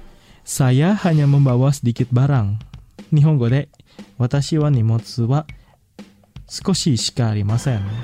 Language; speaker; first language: Japanese; non-native, fluent; Indonesian